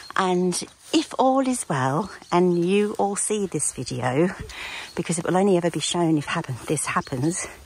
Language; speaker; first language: English; native; English